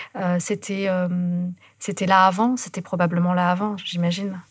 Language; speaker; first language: French; native; French